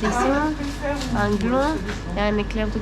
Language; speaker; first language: French; non-native, learner; Spanish